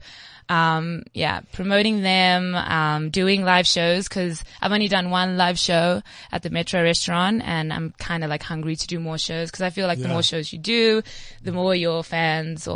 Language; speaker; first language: English; native; English